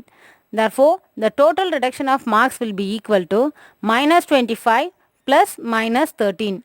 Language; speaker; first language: English; non-native, local second language; Tamil